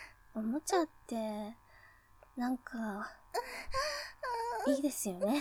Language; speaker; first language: Japanese; native; Japanese